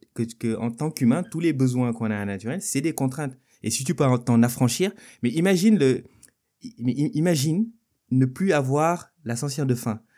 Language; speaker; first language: French; non-native, local second language; Wolof